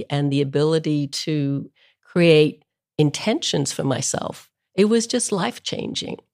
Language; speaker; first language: English; native; English